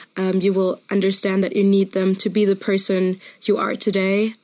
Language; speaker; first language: English; non-native, fluent; German